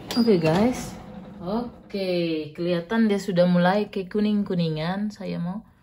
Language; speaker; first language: Indonesian; non-native, local second language; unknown